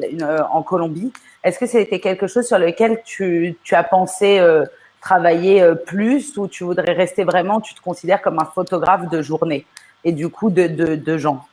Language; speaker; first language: French; native; French